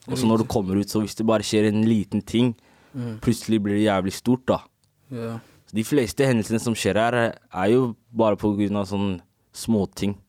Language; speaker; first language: Norwegian; native; Norwegian